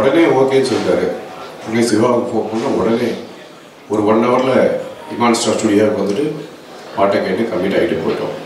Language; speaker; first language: Tamil; native; Tamil